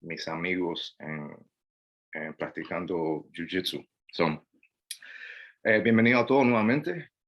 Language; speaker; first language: Spanish; non-native, fluent; English